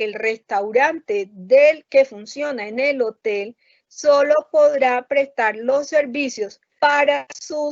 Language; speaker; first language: Spanish; native; Spanish